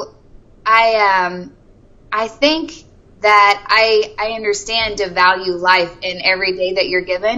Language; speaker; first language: English; native; English